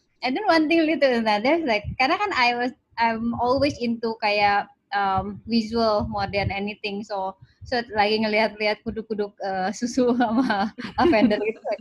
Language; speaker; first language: English; non-native, local second language; Indonesian